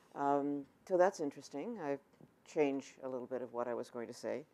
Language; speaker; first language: English; native; English